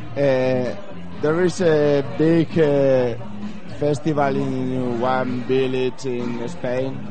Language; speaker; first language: English; non-native, learner; Spanish